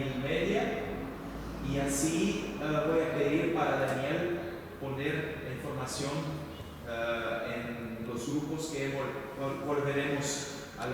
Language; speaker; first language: Spanish; non-native, fluent; Portuguese